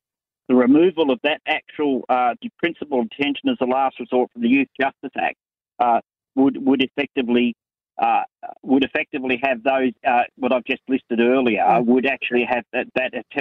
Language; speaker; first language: English; native; English